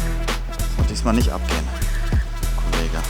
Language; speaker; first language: German; native; German